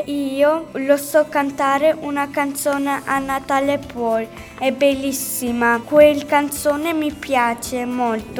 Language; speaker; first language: Italian; early bilingual, other home language; Albanian